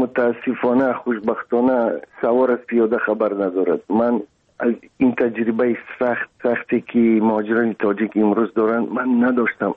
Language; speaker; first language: Persian; non-native, local second language; Russian